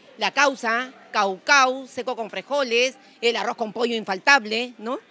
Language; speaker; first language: Spanish; native; Spanish